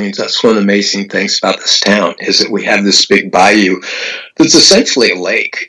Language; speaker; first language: English; native; English